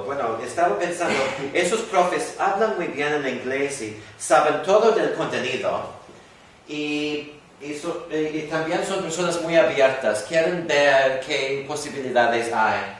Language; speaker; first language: Spanish; non-native, fluent; English